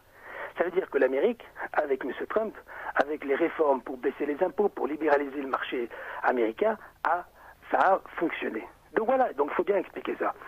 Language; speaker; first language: French; native; French